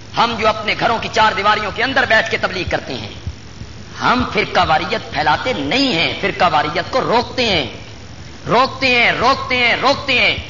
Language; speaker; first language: Urdu; non-native, local second language; Punjabi